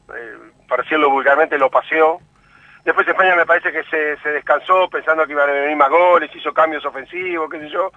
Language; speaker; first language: Spanish; native; Spanish